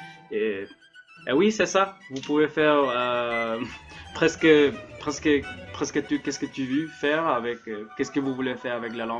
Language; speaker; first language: French; non-native, learner; Spanish